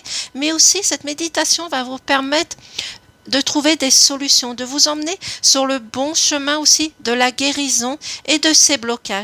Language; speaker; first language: French; native; French